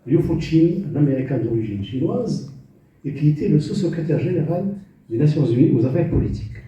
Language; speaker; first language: French; non-native, local second language; Arabic